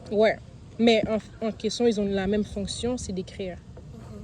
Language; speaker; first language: French; native; French